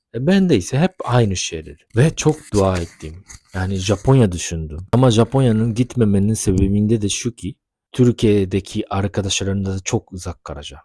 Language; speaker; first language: Turkish; non-native, fluent; Japanese